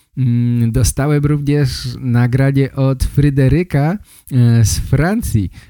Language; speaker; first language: Polish; native; Polish